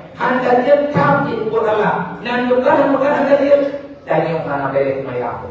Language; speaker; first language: Malay; non-native, local second language; Achinese